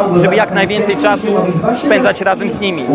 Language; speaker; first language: Polish; early bilingual, heritage; Polish